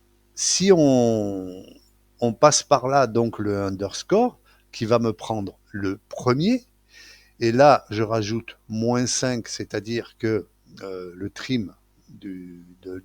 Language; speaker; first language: French; native; French